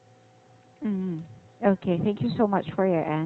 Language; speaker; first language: English; non-native, fluent; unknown